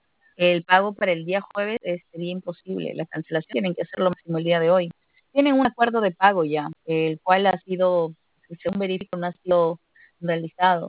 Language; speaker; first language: Spanish; native; Spanish